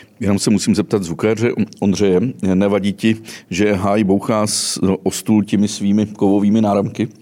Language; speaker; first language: Czech; native; Czech